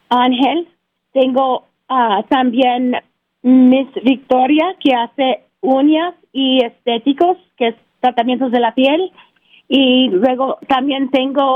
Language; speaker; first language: Spanish; early bilingual, heritage; Spanish